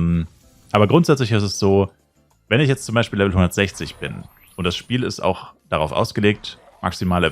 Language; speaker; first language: German; native; German